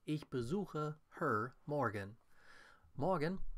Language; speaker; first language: German; non-native, fluent; English